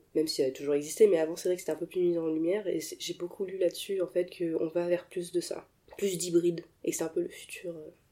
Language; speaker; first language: French; native; French